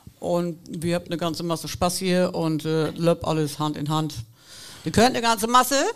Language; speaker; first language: German; native; German